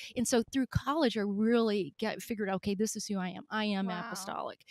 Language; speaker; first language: English; native; English